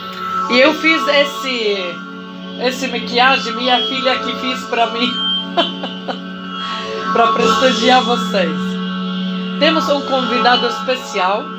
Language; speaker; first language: Portuguese; non-native, fluent; Arabic